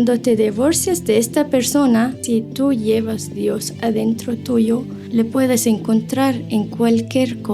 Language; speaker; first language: Spanish; non-native, fluent; Arabic